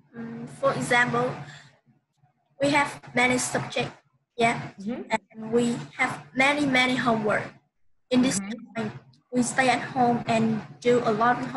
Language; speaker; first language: English; non-native, learner; Vietnamese